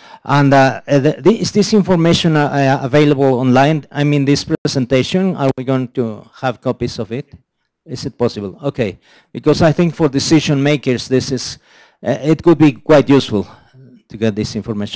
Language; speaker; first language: English; non-native, fluent; Spanish